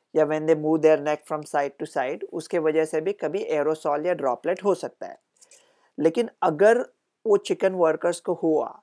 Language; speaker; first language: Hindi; non-native, local second language; Marathi